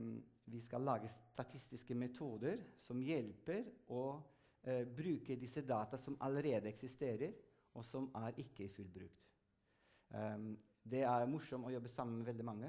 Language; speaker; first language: Norwegian; non-native, fluent; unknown